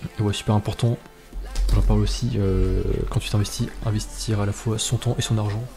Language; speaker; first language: French; native; French